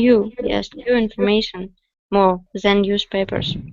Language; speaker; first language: English; non-native, learner; Russian